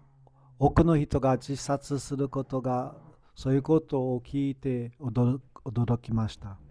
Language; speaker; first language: Japanese; non-native, fluent; Portuguese